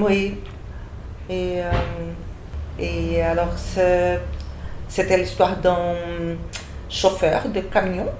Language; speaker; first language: French; non-native, fluent; Portuguese